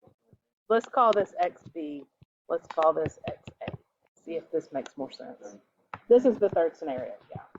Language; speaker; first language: English; native; English